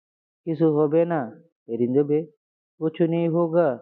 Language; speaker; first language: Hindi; non-native, learner; Bangla